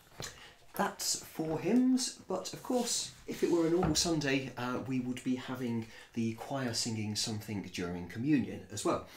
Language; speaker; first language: English; native; English